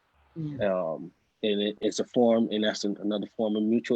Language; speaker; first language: English; native; English